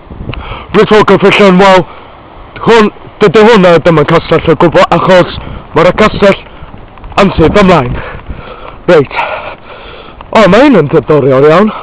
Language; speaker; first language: Welsh; non-native, local second language; English